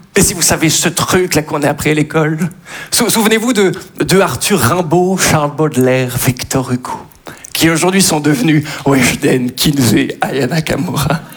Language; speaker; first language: French; native; French